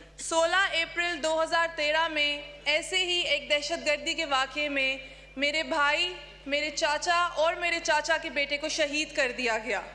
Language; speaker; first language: Urdu; non-native, local second language; Brahui